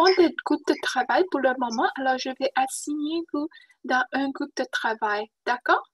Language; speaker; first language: French; non-native, learner; English